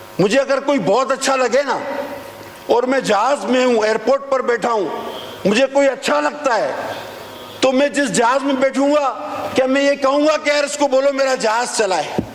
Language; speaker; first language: Urdu; non-native, local second language; Sindhi